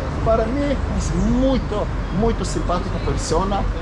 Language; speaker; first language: Spanish; non-native, learner; English